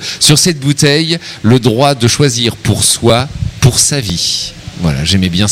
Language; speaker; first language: French; native; French